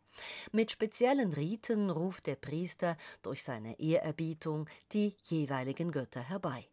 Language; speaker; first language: German; native; German